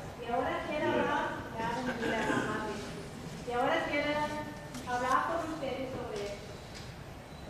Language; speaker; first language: Spanish; non-native, fluent; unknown